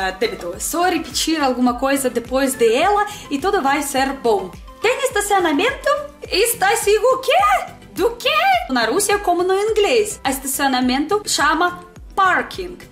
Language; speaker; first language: Portuguese; non-native, learner; Russian